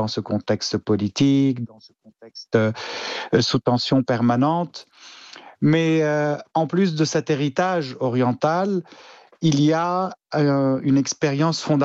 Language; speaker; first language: French; non-native, local second language; Arabic